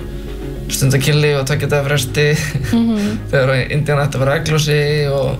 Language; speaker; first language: Icelandic; native; Icelandic